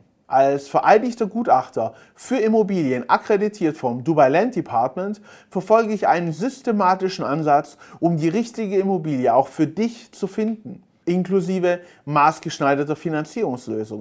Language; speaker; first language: German; native; German